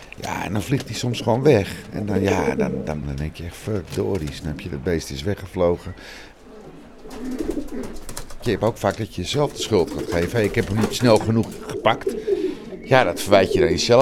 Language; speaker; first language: Dutch; native; Dutch